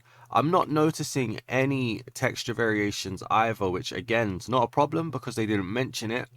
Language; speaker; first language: English; native; English